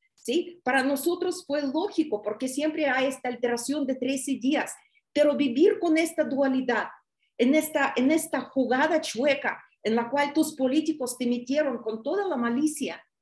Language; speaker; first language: Spanish; non-native, fluent; Russian